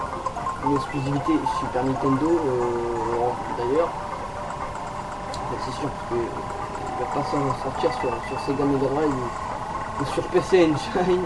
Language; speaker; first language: French; native; French